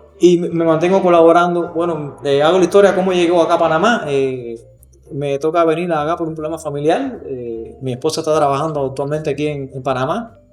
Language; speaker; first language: Spanish; native; Spanish